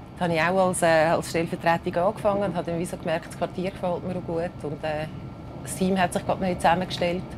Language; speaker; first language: German; early bilingual, heritage; German